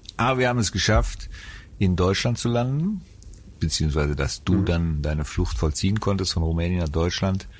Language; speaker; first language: German; native; German